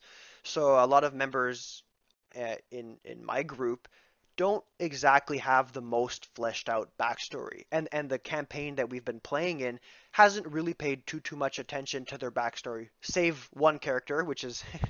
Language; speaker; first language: English; native; English